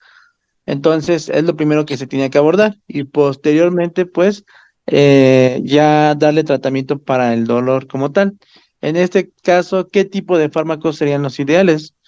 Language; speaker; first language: Spanish; native; Spanish